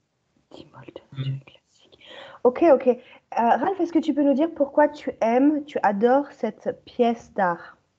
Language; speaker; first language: French; native; French